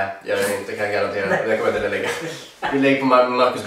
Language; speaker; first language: Swedish; native; Swedish